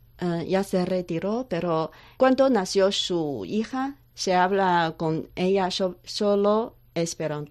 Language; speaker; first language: Spanish; non-native, learner; Chinese